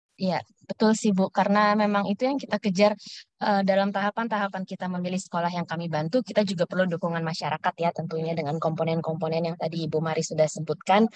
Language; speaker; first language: Indonesian; native; Indonesian